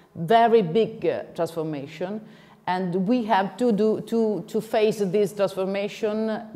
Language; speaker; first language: English; non-native, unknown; Italian